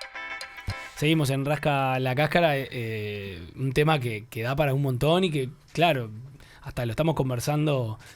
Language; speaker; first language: Spanish; native; Spanish